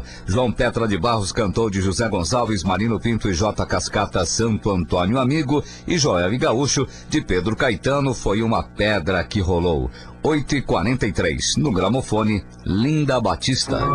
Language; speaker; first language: Portuguese; native; Portuguese